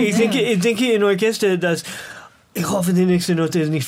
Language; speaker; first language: German; non-native, learner; English